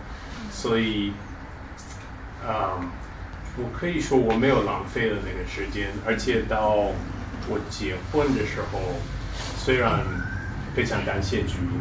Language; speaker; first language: Chinese; non-native, fluent; English